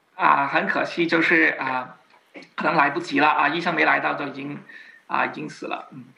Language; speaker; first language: Chinese; native; Chinese